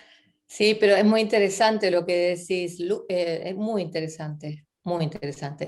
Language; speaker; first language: Spanish; native; Spanish